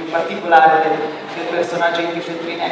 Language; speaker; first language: Italian; native; Italian